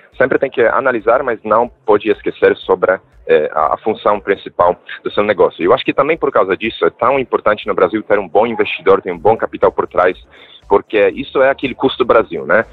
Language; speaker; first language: Portuguese; non-native, fluent; Polish